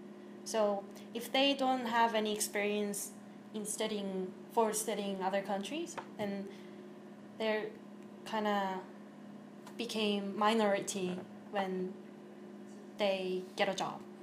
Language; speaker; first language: English; non-native, fluent; Korean